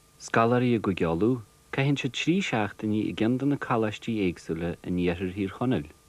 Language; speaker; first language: Irish; native; Irish